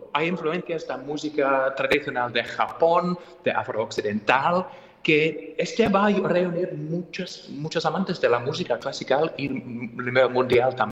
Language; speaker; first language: Spanish; non-native, fluent; English